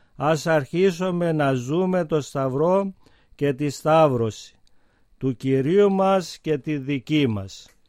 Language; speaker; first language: Greek; native; Greek